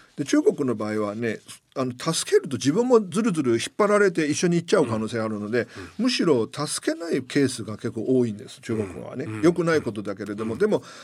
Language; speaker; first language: Japanese; non-native, fluent; Chinese